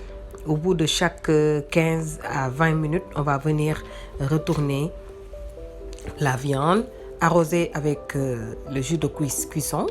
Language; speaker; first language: French; non-native, local second language; Wolof